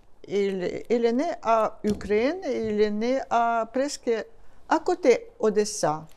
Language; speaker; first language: French; non-native, learner; Russian